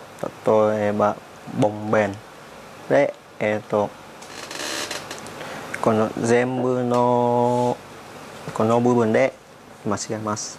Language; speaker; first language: Japanese; non-native, learner; Vietnamese